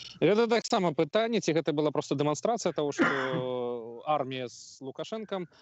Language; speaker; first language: Belarusian; non-native, local second language; Russian